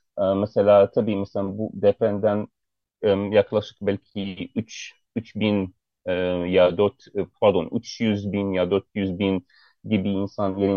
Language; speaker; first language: Turkish; non-native, fluent; Arabic